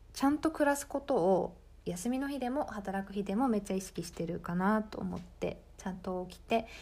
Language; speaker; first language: Japanese; native; Japanese